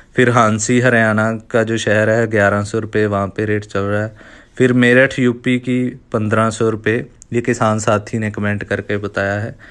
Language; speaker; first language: Hindi; non-native, local second language; Punjabi